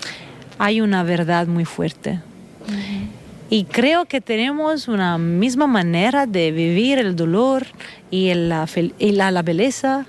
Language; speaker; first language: Spanish; non-native, fluent; Italian